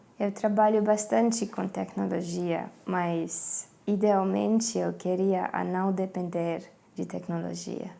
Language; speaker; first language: Portuguese; non-native, fluent; Estonian